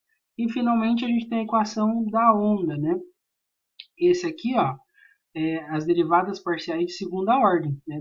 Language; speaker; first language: Portuguese; native; Portuguese